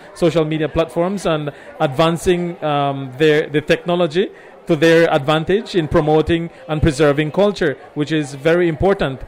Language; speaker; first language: English; non-native, local second language; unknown